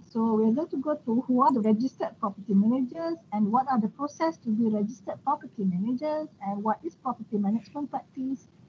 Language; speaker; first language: English; non-native, local second language; Malay